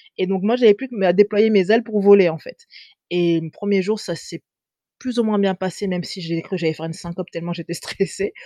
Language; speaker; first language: French; native; French